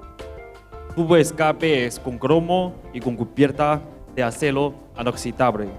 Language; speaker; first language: Spanish; non-native, learner; Chinese